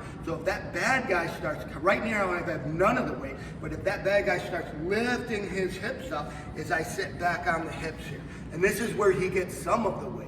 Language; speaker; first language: English; native; English